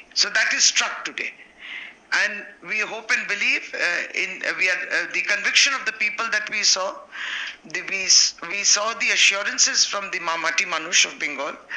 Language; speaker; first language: English; non-native, local second language; Bangla